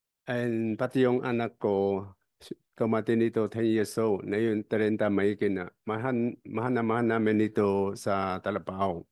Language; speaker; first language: Filipino; non-native, learner; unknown